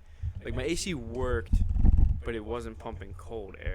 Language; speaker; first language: English; native; English